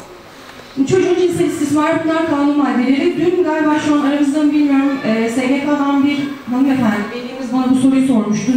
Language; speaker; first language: Turkish; native; Turkish